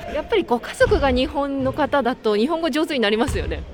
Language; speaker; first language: Japanese; native; Japanese